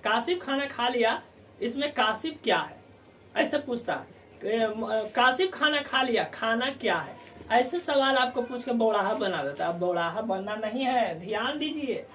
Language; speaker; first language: Hindi; native; Hindi